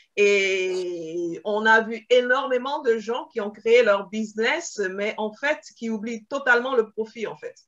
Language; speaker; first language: French; early bilingual, other home language; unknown